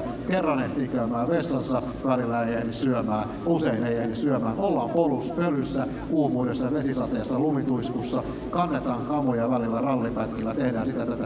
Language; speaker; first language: Finnish; native; Finnish